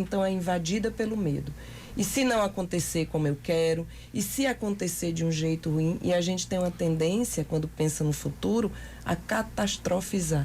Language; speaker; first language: Portuguese; native; Portuguese